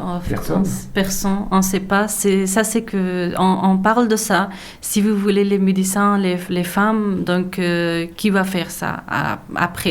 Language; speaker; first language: French; non-native, learner; Persian